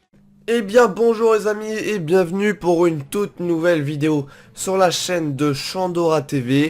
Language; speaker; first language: French; native; French